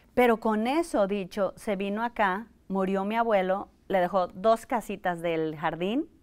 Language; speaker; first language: Spanish; early bilingual, heritage; Spanish